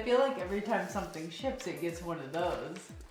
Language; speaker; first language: English; native; English